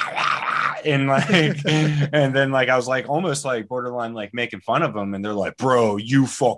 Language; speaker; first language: English; native; English